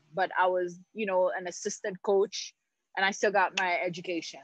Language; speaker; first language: English; non-native, fluent; Haitian Creole